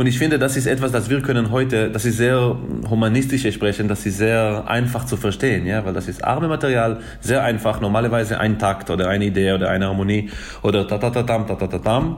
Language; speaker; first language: German; non-native, fluent; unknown